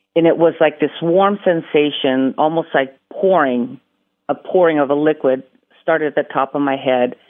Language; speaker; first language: English; early bilingual, other home language; Spanish